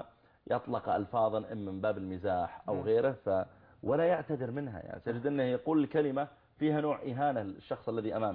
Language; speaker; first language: Arabic; native; Arabic